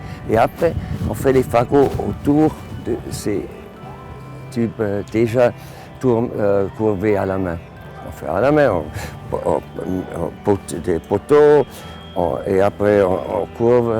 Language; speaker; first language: French; non-native, fluent; German